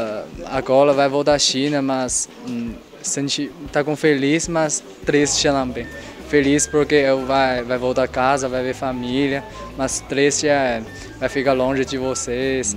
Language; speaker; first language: Portuguese; non-native, learner; Chinese